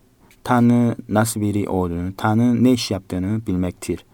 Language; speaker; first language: Turkish; non-native, fluent; Korean